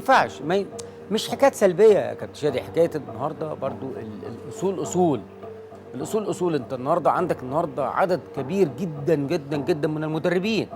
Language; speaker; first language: Arabic; native; Arabic